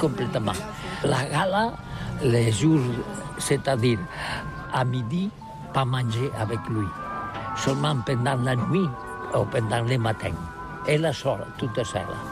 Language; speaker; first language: French; non-native, local second language; Catalan